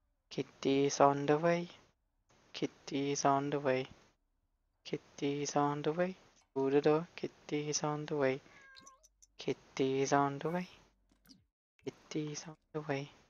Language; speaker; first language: English; non-native, fluent; German